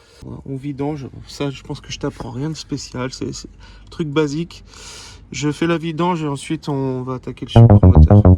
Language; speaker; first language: French; native; French